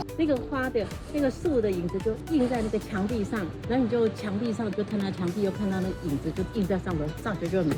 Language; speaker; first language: Chinese; native; Chinese